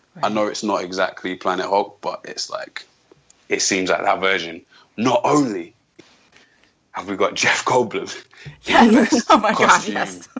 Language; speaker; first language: English; native; English